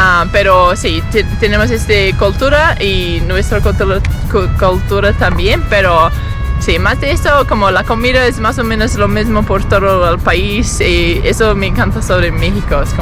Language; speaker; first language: Spanish; non-native, learner; English